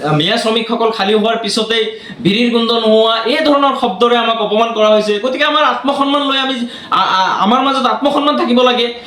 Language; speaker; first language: Assamese; non-native, local second language; Bangla